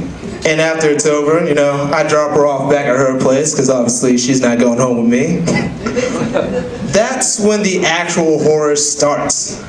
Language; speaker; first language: English; native; English